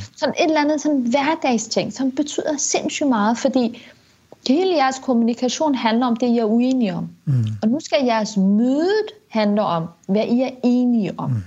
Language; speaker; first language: Danish; early bilingual, other home language; Kurdish